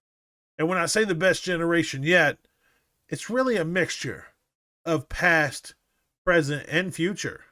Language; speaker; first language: English; native; English